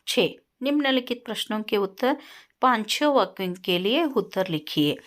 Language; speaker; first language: Hindi; non-native, local second language; Kannada